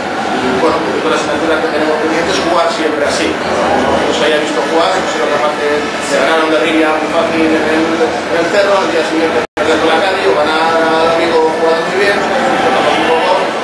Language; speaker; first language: Spanish; native; Spanish